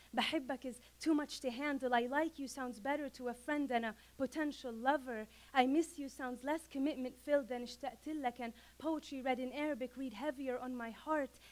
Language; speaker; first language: English; non-native, fluent; Arabic